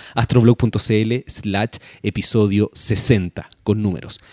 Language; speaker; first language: Spanish; native; Spanish